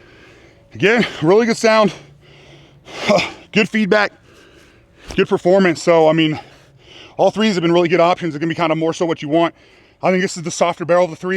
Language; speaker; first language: English; native; English